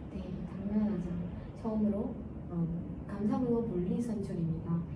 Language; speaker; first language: Korean; non-native, learner; Burmese